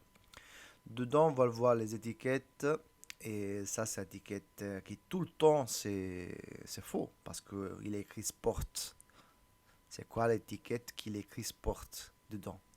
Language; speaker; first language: French; non-native, learner; Italian